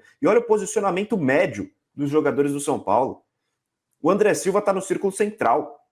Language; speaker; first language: Portuguese; native; Portuguese